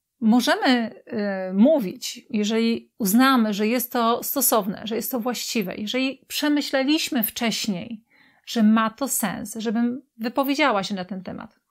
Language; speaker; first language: Polish; native; Polish